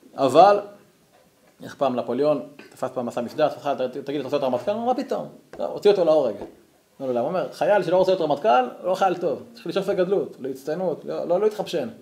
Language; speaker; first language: Hebrew; native; Hebrew